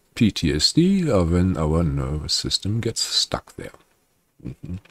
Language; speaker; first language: English; non-native, fluent; German